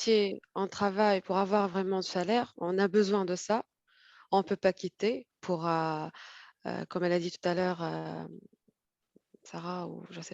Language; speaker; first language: French; non-native, fluent; Arabic